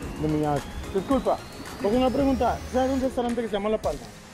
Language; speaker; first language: Spanish; non-native, learner; English